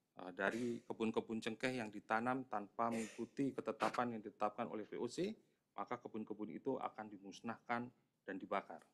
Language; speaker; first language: Indonesian; native; Indonesian